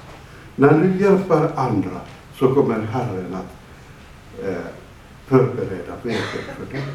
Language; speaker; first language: Swedish; non-native, fluent; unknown